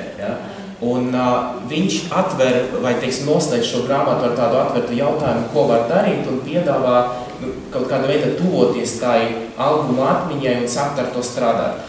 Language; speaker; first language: Latvian; non-native, local second language; Russian